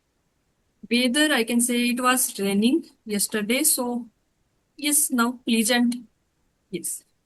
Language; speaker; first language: English; non-native, learner; Hindi